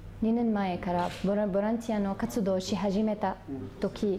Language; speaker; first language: Japanese; non-native, fluent; Arabic